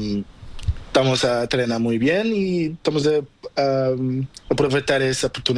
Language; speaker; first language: Spanish; non-native, learner; Portuguese